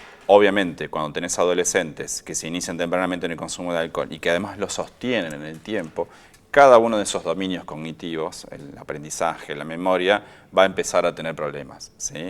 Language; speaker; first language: Spanish; native; Spanish